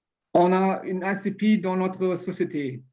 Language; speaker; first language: French; non-native, learner; German